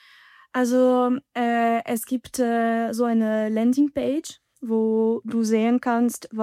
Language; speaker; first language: German; non-native, fluent; French